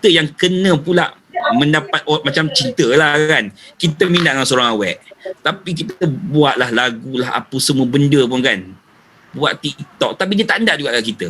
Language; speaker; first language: Malay; native; Malay